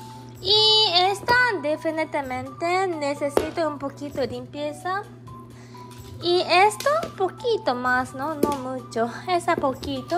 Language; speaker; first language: Spanish; non-native, learner; Japanese